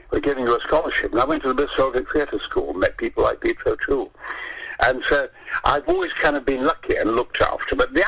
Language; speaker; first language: English; native; English